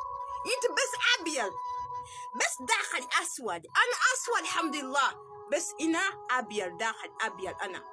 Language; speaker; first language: Arabic; non-native, learner; Amharic